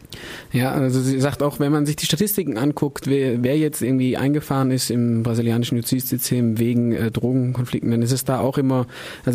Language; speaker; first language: German; native; German